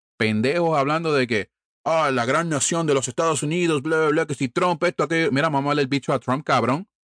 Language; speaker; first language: Spanish; early bilingual, heritage; Spanish